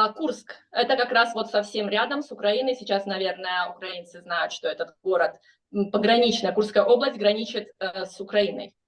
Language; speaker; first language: Russian; native; Russian